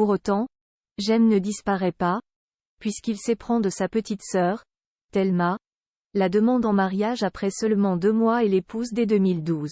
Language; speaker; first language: French; native; French